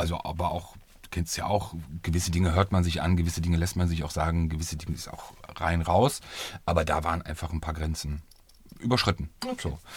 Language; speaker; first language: German; native; German